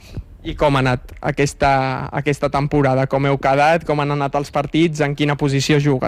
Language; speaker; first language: Catalan; native; Catalan